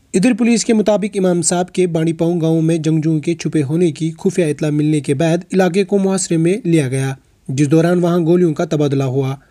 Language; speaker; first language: Urdu; non-native, local second language; Kashmiri